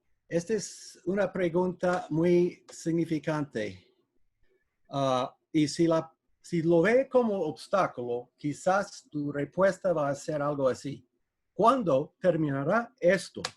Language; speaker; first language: Spanish; non-native, fluent; English